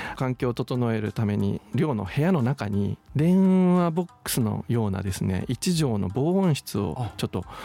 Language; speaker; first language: Japanese; native; Japanese